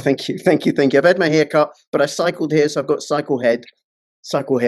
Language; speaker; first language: English; native; English